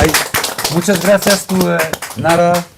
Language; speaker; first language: Spanish; non-native, learner; French